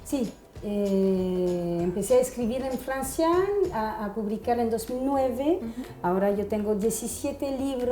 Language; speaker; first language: Spanish; non-native, fluent; French